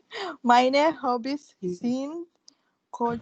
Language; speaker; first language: German; non-native, learner; Filipino